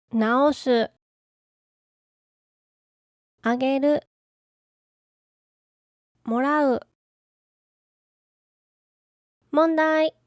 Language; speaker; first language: Japanese; native; Japanese